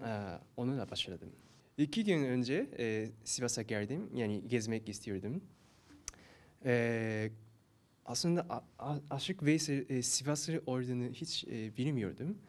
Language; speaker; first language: Turkish; non-native, learner; Japanese